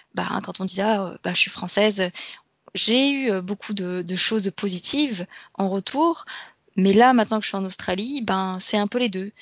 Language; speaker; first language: French; native; French